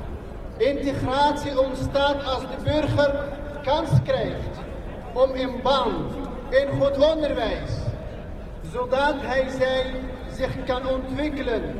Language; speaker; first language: Dutch; non-native, fluent; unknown